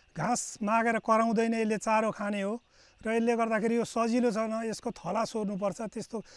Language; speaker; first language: Nepali; native; Nepali